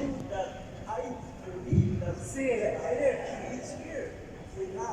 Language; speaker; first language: English; non-native, learner; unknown